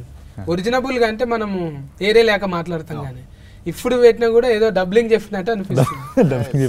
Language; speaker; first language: Telugu; native; Telugu